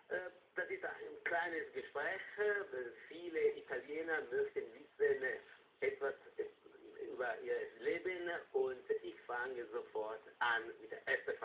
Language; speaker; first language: German; non-native, fluent; Italian